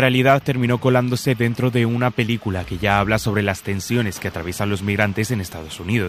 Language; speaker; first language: Spanish; native; Spanish